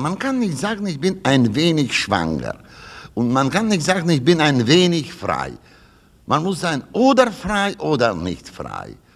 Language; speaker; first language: German; non-native, learner; Russian